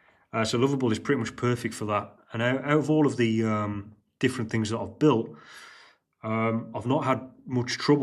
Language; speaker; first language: English; native; English